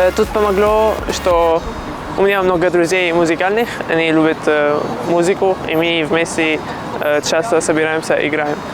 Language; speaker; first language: Russian; non-native, fluent; Arabic